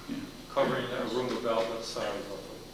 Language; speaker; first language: English; native; English